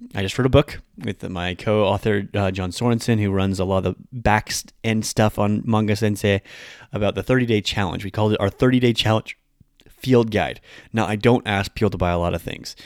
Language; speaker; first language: English; native; English